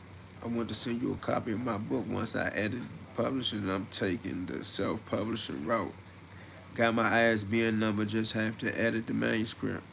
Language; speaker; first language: English; native; English